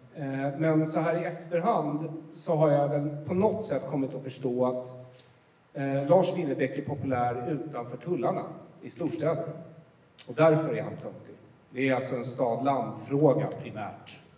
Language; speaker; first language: Swedish; native; Swedish